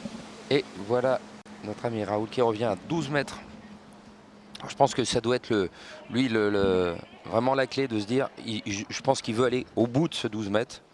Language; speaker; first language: French; native; French